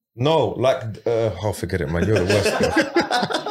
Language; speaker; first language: English; early bilingual, other home language; Arabic